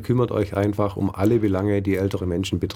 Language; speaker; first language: German; native; German